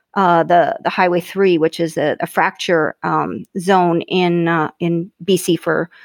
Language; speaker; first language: English; native; English